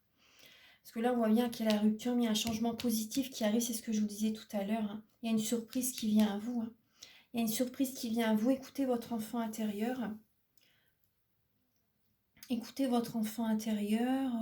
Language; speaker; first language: French; native; French